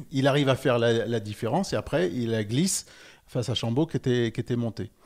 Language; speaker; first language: French; native; French